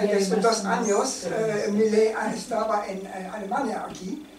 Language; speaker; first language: Spanish; non-native, learner; German